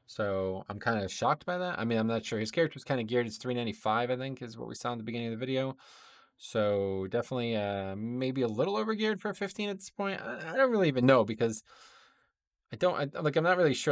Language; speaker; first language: English; native; English